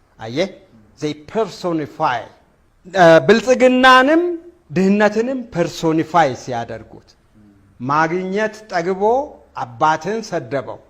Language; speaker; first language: Amharic; non-native, local second language; Wolaytta